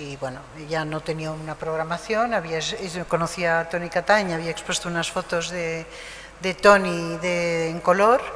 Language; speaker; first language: Spanish; native; Spanish